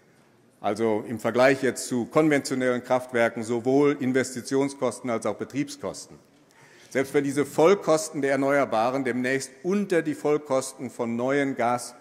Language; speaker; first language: German; native; German